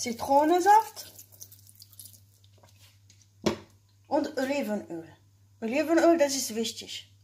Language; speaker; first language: German; non-native, learner; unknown